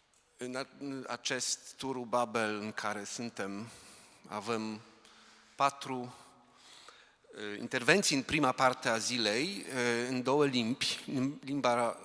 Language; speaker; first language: Romanian; non-native, fluent; Polish